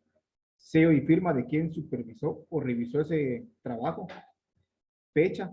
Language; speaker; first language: Spanish; native; Spanish